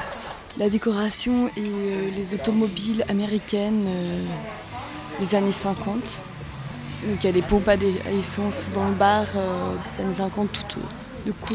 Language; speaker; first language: French; native; French